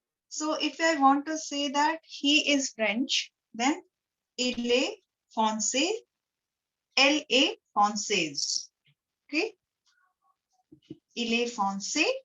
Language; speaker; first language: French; non-native, learner; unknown